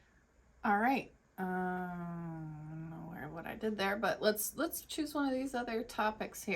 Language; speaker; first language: English; native; English